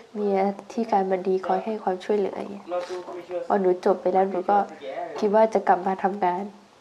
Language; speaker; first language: Thai; non-native, local second language; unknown